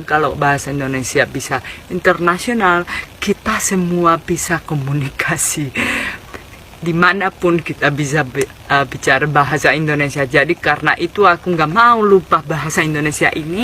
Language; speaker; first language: Indonesian; non-native, fluent; Spanish